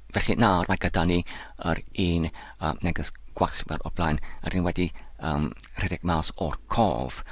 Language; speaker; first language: Welsh; non-native, learner; Polish